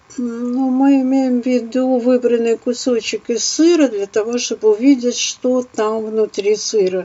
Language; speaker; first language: Russian; native; Russian